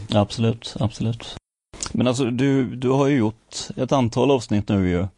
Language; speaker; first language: Swedish; native; Swedish